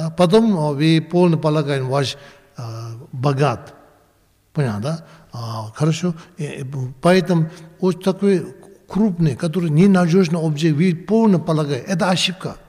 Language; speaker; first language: Russian; non-native, learner; Tibetan